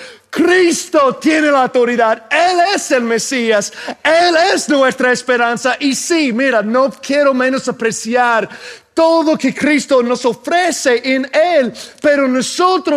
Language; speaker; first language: Spanish; non-native, fluent; English